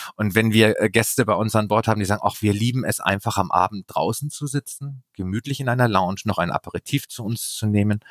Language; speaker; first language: German; native; German